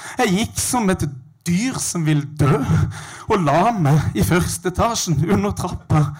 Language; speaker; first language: Norwegian; native; Norwegian